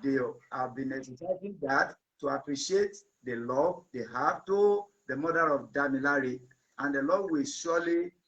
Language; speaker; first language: English; non-native, local second language; Yoruba